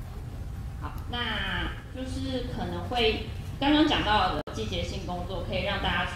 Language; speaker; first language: Chinese; native; Chinese